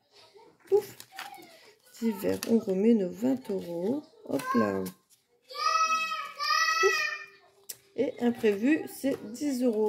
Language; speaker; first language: French; native; French